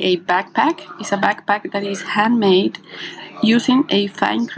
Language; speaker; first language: English; non-native, fluent; Spanish